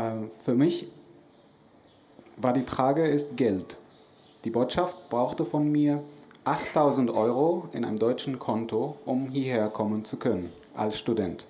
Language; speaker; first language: German; non-native, fluent; Arabic